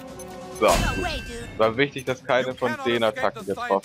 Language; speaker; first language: German; native; German